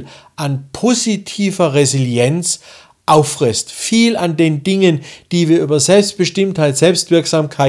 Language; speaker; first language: German; native; German